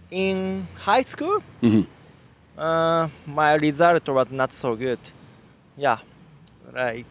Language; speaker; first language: English; non-native, learner; Japanese